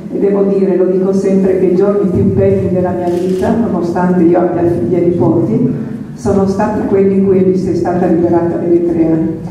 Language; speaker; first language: Italian; early bilingual, heritage; Italian